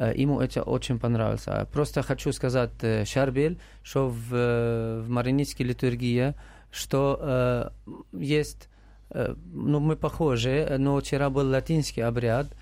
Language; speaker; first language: Russian; non-native, learner; Arabic